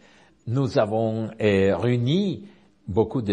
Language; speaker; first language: French; non-native, learner; Spanish